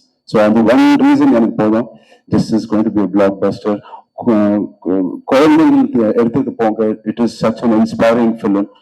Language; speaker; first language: Tamil; non-native, local second language; Telugu